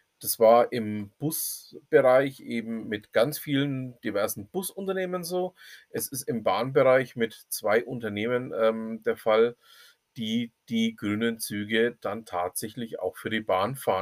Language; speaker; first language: German; native; German